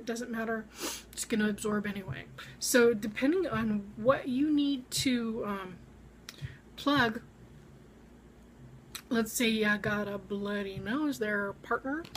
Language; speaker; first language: English; native; English